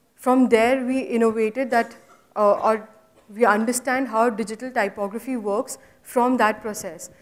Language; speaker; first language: English; non-native, local second language; Hindi